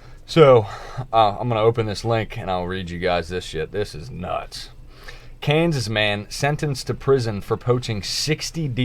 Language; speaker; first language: English; native; English